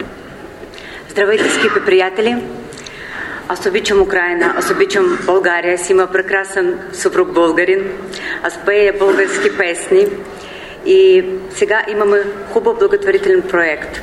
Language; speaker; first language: Bulgarian; non-native, learner; Ukrainian